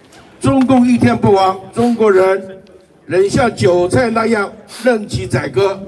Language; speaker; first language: Chinese; native; Chinese